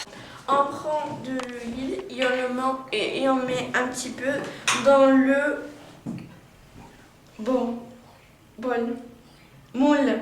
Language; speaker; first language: French; non-native, learner; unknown